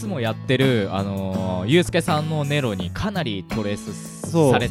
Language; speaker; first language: Japanese; native; Japanese